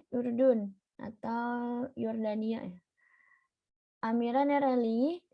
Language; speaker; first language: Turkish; non-native, learner; Indonesian